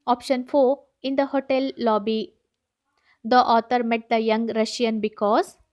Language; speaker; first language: English; non-native, local second language; Kannada